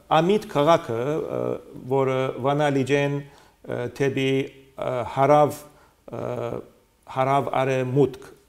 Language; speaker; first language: Armenian; early bilingual, heritage; Armenian